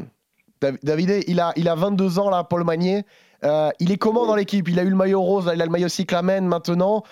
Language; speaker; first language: French; native; French